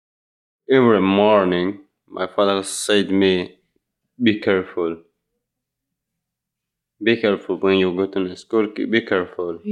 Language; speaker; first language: English; non-native, learner; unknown